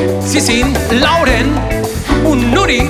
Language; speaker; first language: German; non-native, learner; Spanish